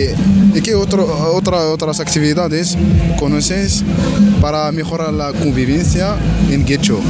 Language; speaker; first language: Spanish; non-native, learner; Arabic